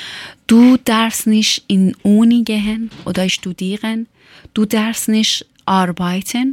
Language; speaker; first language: German; non-native, learner; Persian